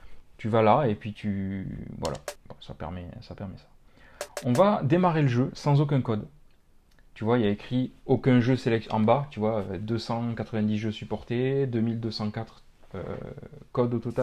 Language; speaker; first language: French; native; French